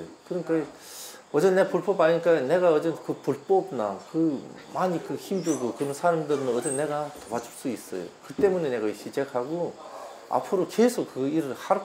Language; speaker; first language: Korean; non-native, learner; Russian